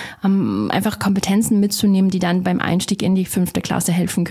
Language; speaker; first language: German; native; German